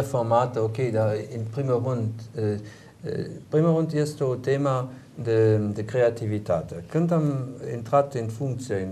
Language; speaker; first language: Romanian; non-native, learner; German